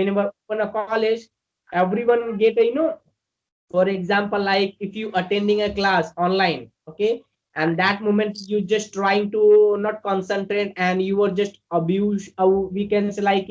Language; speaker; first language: English; non-native, learner; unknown